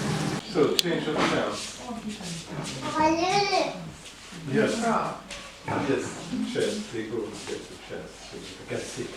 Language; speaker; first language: English; non-native, fluent; Swedish